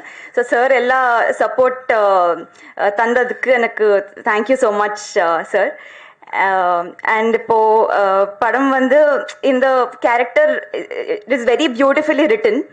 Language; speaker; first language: Tamil; non-native, learner; Telugu